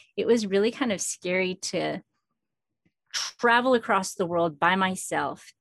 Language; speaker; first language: English; early bilingual, other home language; Filipino